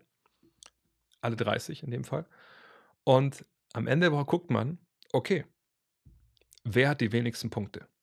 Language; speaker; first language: German; native; German